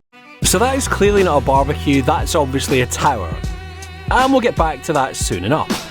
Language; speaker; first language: English; native; English